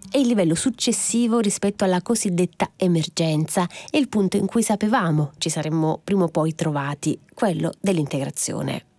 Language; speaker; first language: Italian; native; Italian